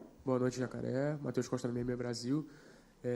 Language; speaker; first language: Portuguese; native; Portuguese